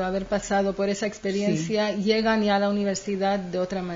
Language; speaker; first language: Spanish; native; Spanish